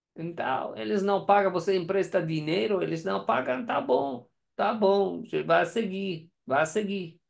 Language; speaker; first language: Portuguese; non-native, learner; Persian